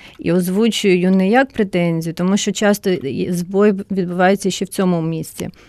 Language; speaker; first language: Ukrainian; non-native, local second language; Russian